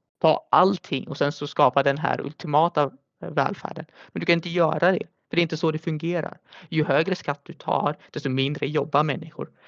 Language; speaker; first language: Swedish; early bilingual, other home language; Arabic